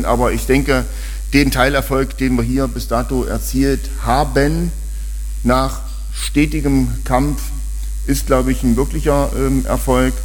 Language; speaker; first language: German; native; German